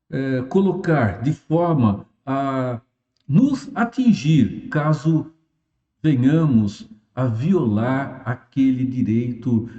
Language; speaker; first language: Portuguese; native; Portuguese